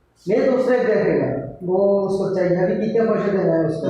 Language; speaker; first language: Hindi; non-native, learner; Bangla